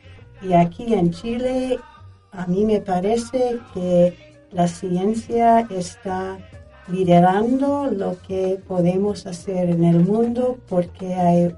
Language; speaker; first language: Spanish; non-native, fluent; English